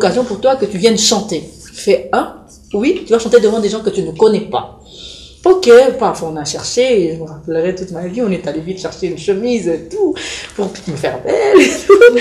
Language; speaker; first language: French; non-native, local second language; Lingala